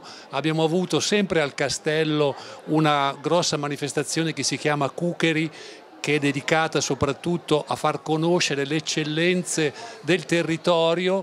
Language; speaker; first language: Italian; native; Italian